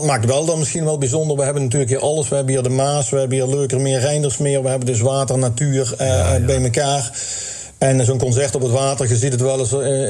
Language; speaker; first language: Dutch; native; Dutch